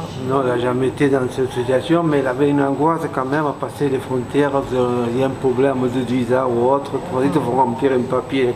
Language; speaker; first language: French; native; French